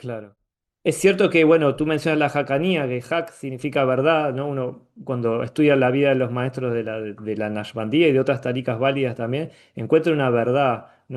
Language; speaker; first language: Spanish; native; Spanish